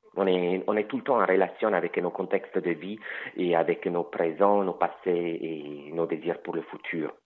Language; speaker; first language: French; non-native, fluent; Italian